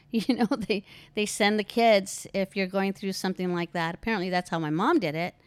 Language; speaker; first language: English; early bilingual, other home language; Filipino